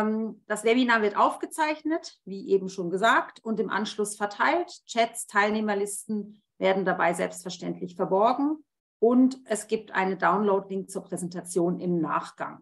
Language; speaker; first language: German; native; German